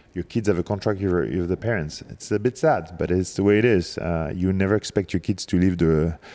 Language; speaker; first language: English; non-native, fluent; French